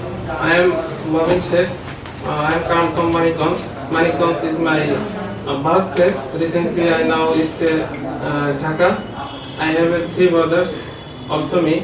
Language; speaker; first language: English; non-native, learner; Bangla